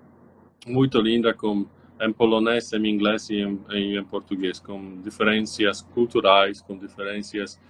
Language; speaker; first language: Portuguese; non-native, learner; Polish